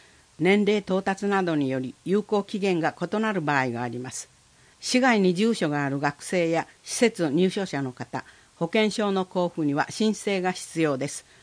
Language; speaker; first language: Japanese; native; Japanese